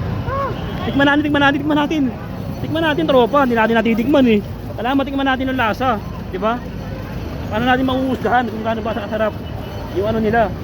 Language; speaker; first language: Filipino; native; Filipino